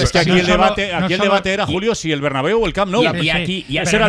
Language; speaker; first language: Spanish; native; Spanish